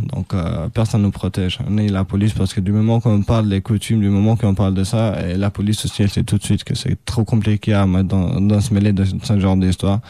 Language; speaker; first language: French; non-native, fluent; Albanian